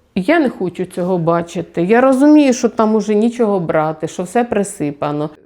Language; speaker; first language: Ukrainian; native; Ukrainian